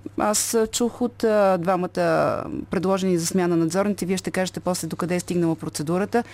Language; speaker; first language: Bulgarian; native; Bulgarian